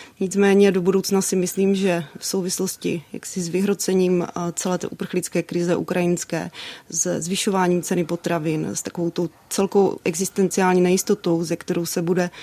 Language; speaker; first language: Czech; native; Czech